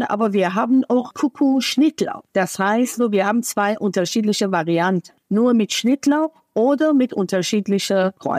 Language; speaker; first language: German; non-native, fluent; Persian